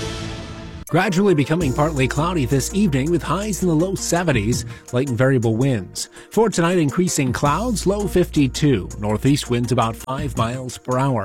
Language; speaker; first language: English; native; English